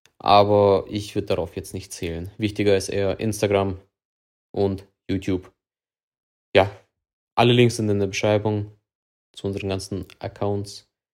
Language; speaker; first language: German; early bilingual, other home language; Russian